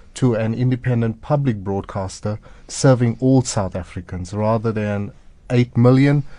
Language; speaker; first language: English; native; English